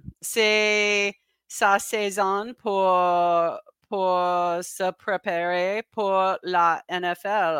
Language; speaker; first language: French; non-native, learner; English